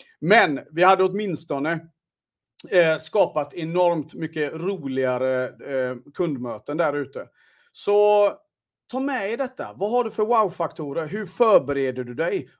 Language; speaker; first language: Swedish; native; Swedish